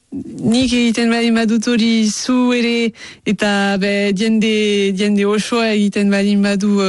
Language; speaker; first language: Basque; non-native, local second language; French